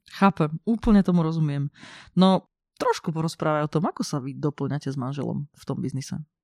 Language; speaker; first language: Slovak; non-native, local second language; Hungarian